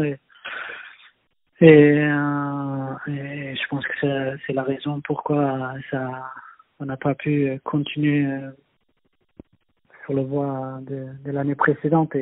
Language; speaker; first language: French; non-native, fluent; Swedish